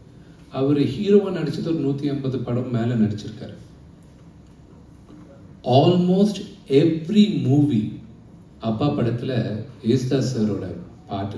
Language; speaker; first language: Tamil; non-native, local second language; Telugu